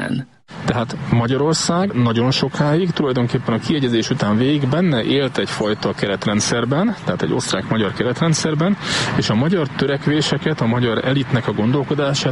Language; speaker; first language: Hungarian; native; Hungarian